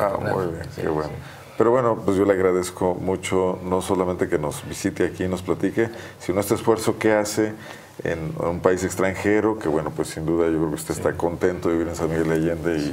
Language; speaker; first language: Spanish; native; Spanish